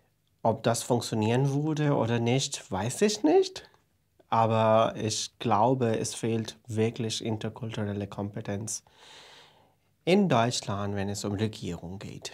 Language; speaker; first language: German; non-native, fluent; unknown